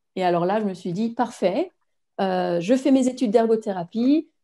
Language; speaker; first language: French; native; French